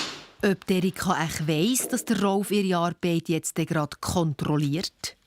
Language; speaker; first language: German; native; German